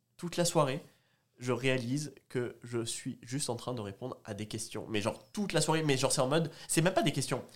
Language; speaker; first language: French; native; French